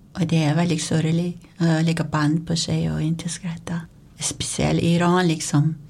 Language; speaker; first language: Swedish; non-native, fluent; Persian